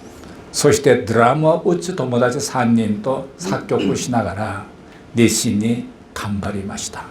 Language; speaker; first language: Japanese; non-native, fluent; Korean